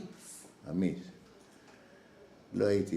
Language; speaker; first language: Hebrew; non-native, fluent; Arabic